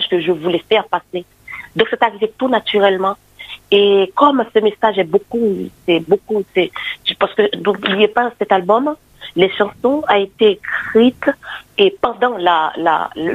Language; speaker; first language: French; non-native, local second language; Haitian Creole